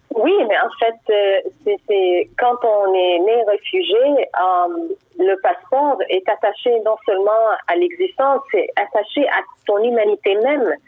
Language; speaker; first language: French; non-native, fluent; Arabic